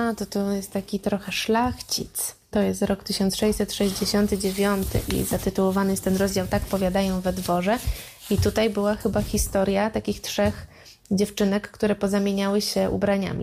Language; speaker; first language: Polish; native; Polish